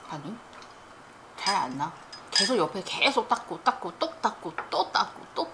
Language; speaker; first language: Korean; non-native, fluent; Chinese